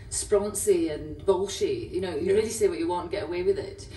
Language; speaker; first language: English; native; English